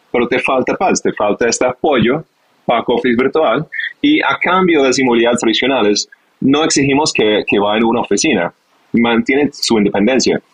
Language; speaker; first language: Spanish; non-native, fluent; English